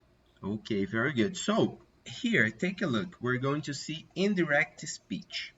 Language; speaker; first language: English; non-native, fluent; Portuguese